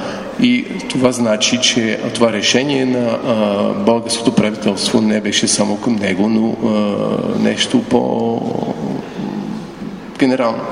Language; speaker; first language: Bulgarian; non-native, fluent; French